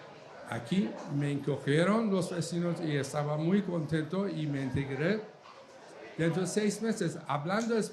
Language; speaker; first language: Spanish; non-native, fluent; Persian